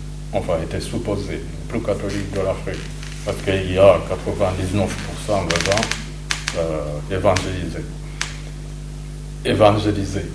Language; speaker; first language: French; non-native, local second language; Kinyarwanda